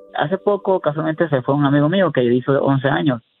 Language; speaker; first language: Spanish; early bilingual, heritage; Spanish